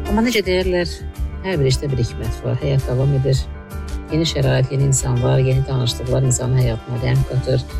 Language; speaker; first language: Azerbaijani; native; Azerbaijani